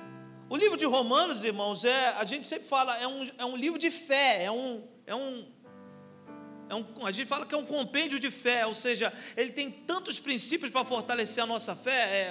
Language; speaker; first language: Portuguese; native; Portuguese